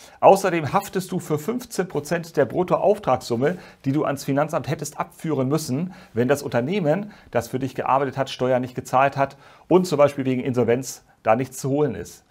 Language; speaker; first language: German; native; German